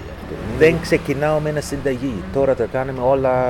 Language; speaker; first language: Greek; non-native, fluent; English